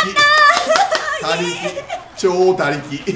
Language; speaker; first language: Japanese; native; Japanese